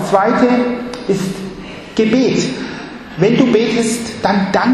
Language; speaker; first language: German; non-native, fluent; Chinese